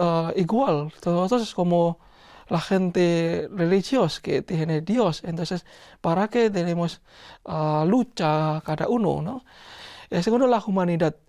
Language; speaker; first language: Spanish; non-native, learner; Indonesian